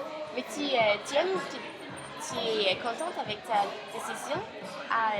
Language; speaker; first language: French; non-native, learner; English